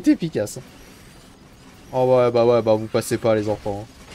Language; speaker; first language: French; native; French